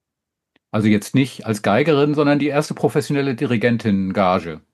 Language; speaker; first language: German; native; German